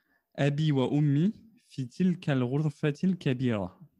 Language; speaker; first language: Arabic; non-native, fluent; French